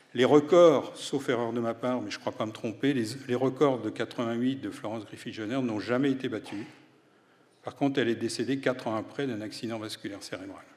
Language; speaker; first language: French; native; French